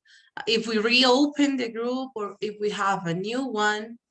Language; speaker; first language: English; non-native, fluent; Spanish